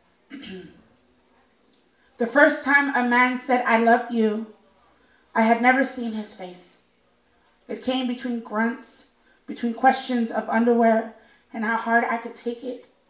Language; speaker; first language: English; early bilingual, other home language; Spanish